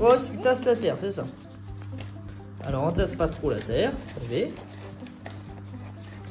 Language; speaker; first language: French; native; French